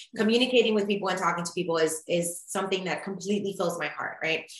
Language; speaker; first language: English; early bilingual, other home language; Spanish